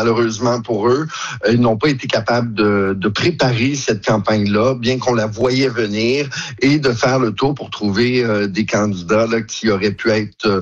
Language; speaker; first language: French; native; French